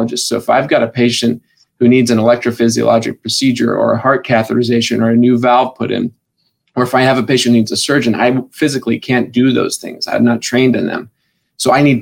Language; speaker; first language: English; native; English